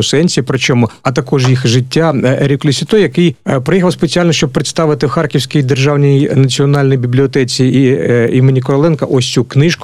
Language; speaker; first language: Ukrainian; native; Ukrainian